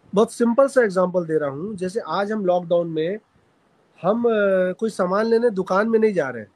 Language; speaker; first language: Hindi; native; Hindi